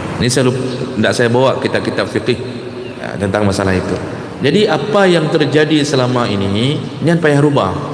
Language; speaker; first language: Malay; non-native, local second language; Achinese